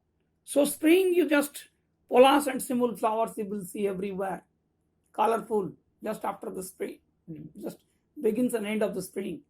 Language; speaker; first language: English; non-native, local second language; Bangla